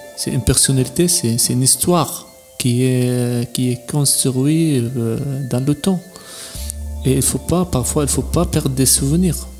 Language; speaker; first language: French; non-native, fluent; Arabic